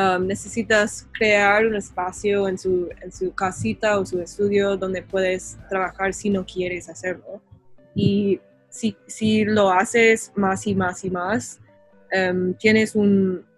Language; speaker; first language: Spanish; non-native, learner; English